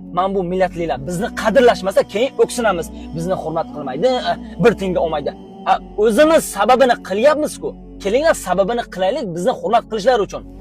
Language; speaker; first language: Uzbek; non-native, local second language; Tajik